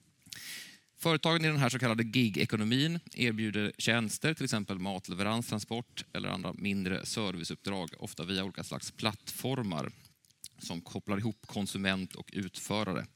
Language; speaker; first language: Swedish; native; Swedish